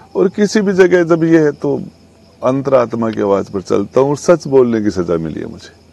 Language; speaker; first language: Hindi; native; Hindi